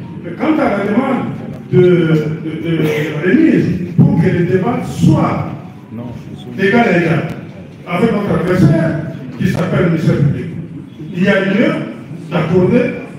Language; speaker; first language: French; non-native, local second language; Lingala